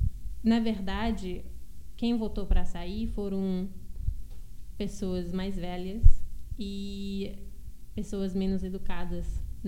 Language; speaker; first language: Portuguese; early bilingual, heritage; Portuguese